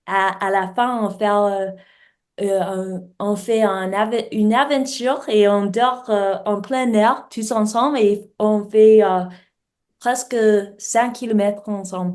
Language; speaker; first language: French; non-native, learner; English